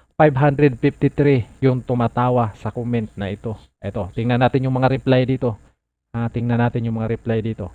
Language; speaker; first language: Filipino; non-native, local second language; Cebuano